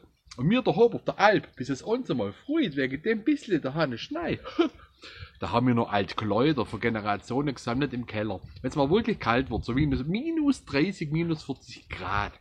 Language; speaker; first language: German; native; German